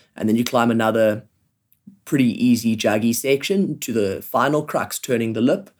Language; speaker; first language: English; native; English